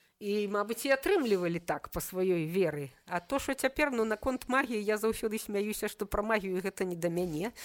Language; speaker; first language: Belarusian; native; Belarusian